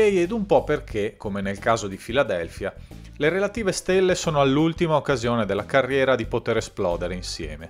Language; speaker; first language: Italian; native; Italian